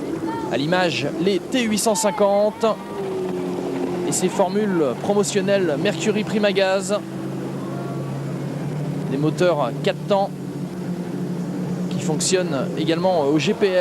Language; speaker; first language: French; native; French